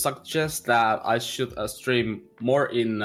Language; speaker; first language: English; non-native, fluent; Finnish